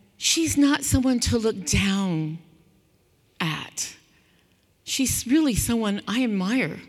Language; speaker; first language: English; native; English